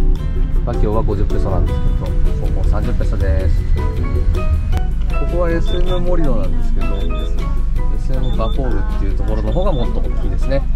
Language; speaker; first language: Japanese; native; Japanese